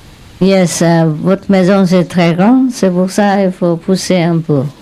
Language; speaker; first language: French; non-native, learner; Vietnamese